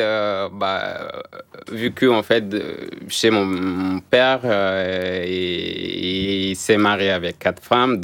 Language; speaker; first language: French; non-native, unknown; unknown